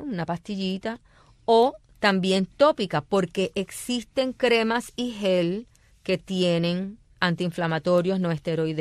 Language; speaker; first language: Spanish; native; Spanish